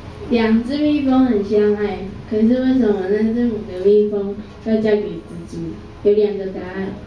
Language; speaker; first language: Chinese; native; Chinese